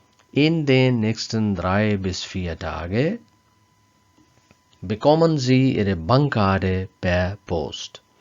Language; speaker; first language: German; non-native, fluent; Urdu